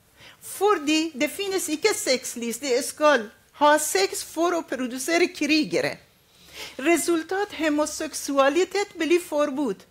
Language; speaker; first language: Norwegian; non-native, fluent; Arabic